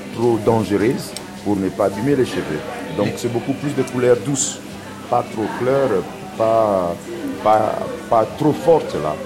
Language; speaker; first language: French; non-native, local second language; Lingala